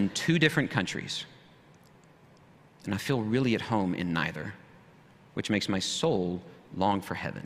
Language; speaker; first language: English; native; English